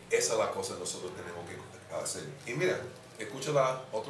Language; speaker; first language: Spanish; non-native, fluent; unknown